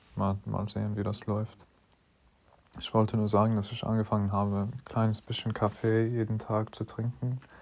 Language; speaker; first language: German; non-native, fluent; English